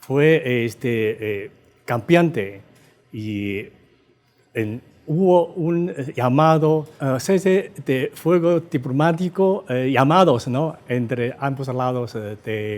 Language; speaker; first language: Spanish; non-native, fluent; Chinese